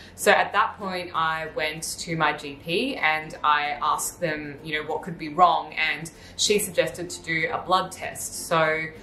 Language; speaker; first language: English; native; English